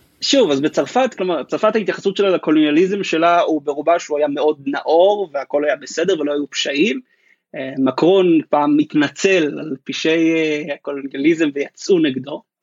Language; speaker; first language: Hebrew; native; Hebrew